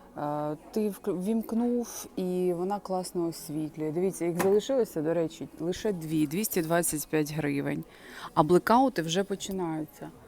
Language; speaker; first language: Ukrainian; native; Ukrainian